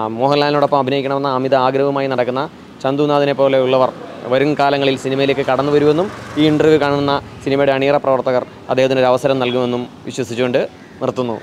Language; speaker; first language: Malayalam; native; Malayalam